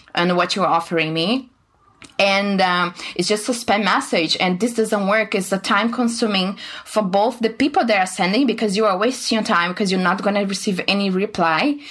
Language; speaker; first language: English; non-native, fluent; Portuguese